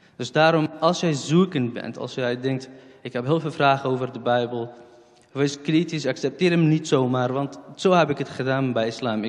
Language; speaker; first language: Dutch; non-native, fluent; Central Kurdish